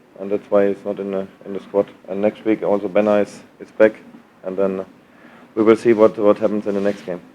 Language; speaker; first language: English; non-native, learner; German